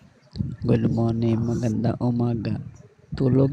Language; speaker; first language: Filipino; non-native, learner; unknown